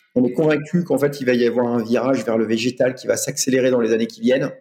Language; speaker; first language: French; native; French